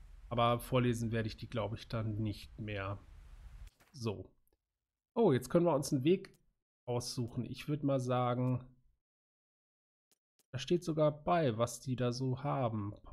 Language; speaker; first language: German; native; German